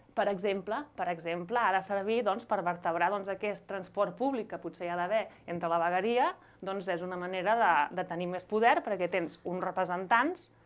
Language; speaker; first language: Catalan; native; Catalan